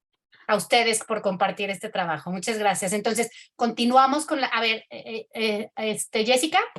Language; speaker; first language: Spanish; native; Spanish